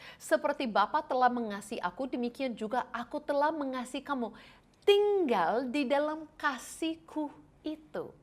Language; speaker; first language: Indonesian; non-native, fluent; English